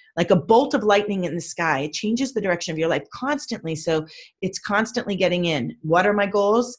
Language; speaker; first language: English; native; English